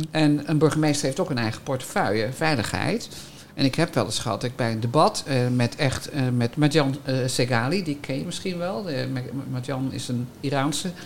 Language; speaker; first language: Dutch; native; Dutch